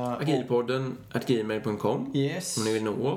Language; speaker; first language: Swedish; native; Swedish